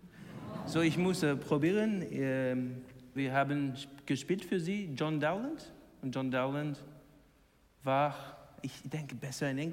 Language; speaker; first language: German; non-native, learner; English